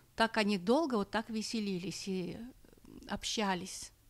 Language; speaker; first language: Russian; non-native, local second language; Armenian